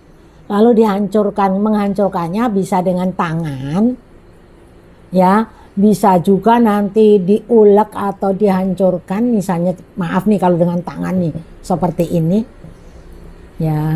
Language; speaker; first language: Indonesian; native; Indonesian